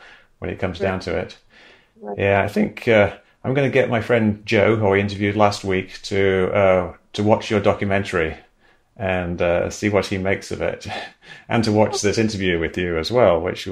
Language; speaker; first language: English; native; English